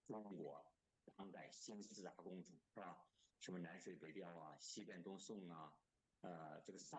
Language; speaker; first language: Chinese; native; Chinese